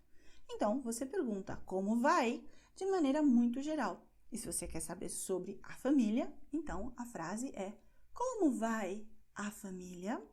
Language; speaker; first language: Portuguese; non-native, fluent; Spanish